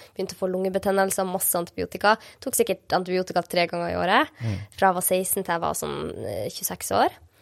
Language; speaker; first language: Norwegian; native; Norwegian